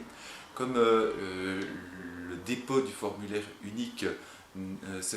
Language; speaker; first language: French; native; French